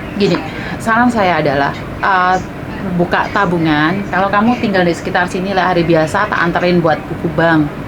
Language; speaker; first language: Indonesian; non-native, local second language; Javanese